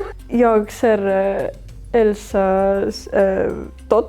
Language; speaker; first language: Swedish; non-native, learner; Estonian